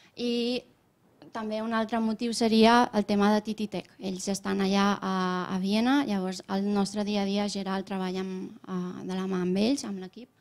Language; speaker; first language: Catalan; non-native, fluent; Romanian